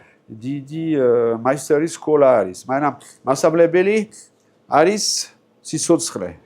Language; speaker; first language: Georgian; non-native, learner; French